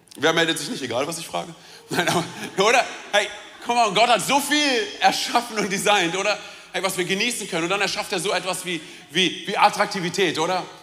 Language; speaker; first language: German; early bilingual, other home language; Romanian